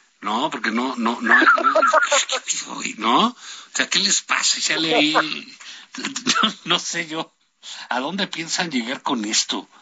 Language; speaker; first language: Spanish; native; Spanish